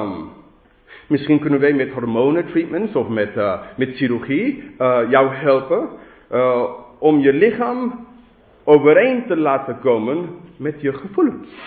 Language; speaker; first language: Dutch; non-native, fluent; English